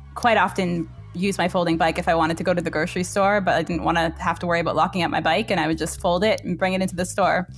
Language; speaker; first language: English; native; English